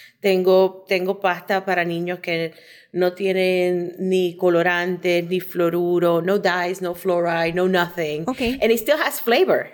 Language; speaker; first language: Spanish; native; Spanish